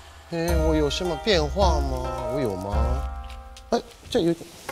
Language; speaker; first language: Chinese; non-native, fluent; Japanese